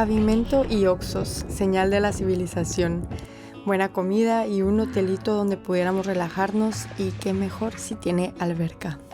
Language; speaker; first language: Spanish; native; Spanish